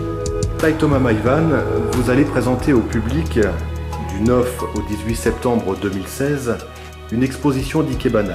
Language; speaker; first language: French; native; French